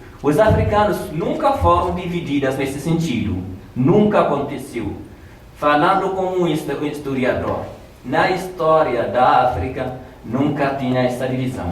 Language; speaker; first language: Portuguese; non-native, fluent; Tamasheq